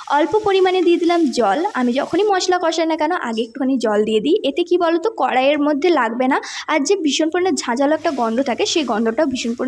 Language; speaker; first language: Bangla; non-native, local second language; Santali